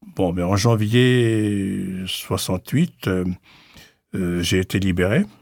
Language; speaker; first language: French; non-native, local second language; Arabic